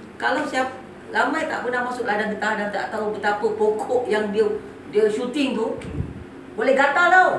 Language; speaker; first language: Malay; native; Malay